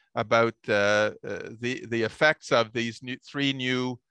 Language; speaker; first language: English; native; English